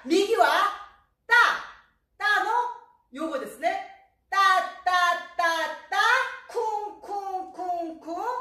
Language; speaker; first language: Japanese; non-native, fluent; Korean